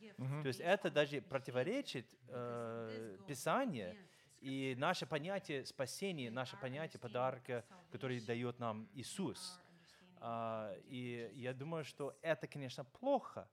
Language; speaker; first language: Russian; non-native, fluent; English